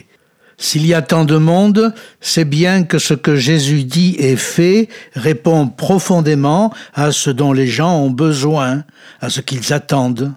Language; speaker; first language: French; native; French